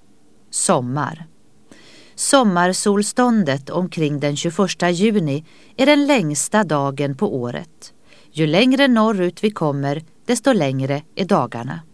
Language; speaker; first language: Swedish; native; Swedish